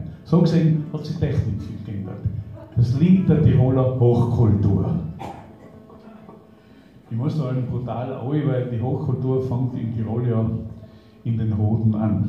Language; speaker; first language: German; native; German